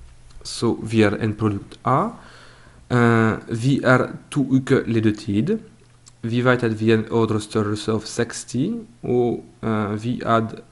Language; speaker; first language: Norwegian; non-native, fluent; French